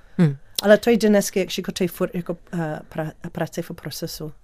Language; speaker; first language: Czech; non-native, learner; English